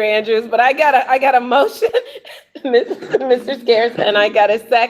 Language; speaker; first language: English; native; English